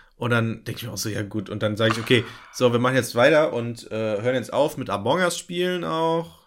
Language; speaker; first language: German; native; German